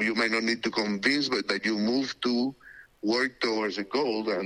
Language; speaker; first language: English; non-native, fluent; Spanish